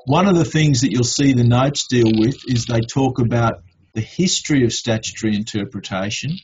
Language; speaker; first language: English; native; English